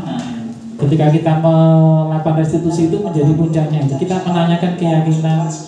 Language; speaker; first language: Indonesian; native; Indonesian